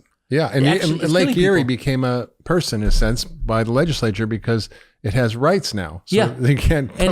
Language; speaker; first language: English; native; English